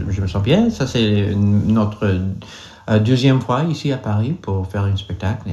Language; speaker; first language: French; non-native, local second language; English